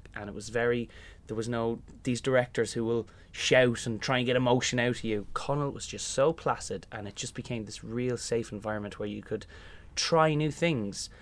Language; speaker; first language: English; native; English